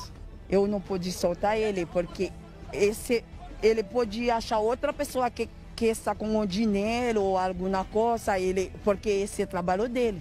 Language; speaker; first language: Portuguese; non-native, learner; Haitian Creole